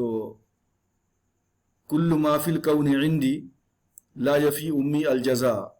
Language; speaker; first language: Arabic; non-native, fluent; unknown